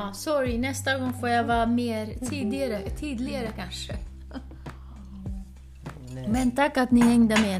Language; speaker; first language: Swedish; early bilingual, other home language; Kurdish